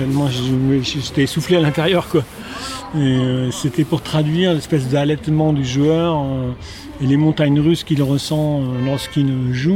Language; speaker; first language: French; native; French